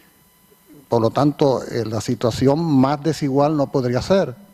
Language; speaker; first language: Spanish; native; Spanish